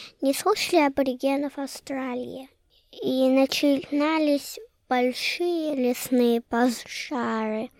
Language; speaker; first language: Russian; early bilingual, heritage; Russian